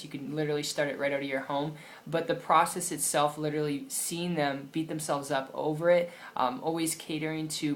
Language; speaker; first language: English; native; English